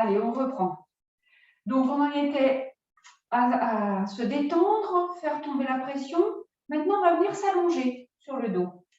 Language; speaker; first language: French; native; French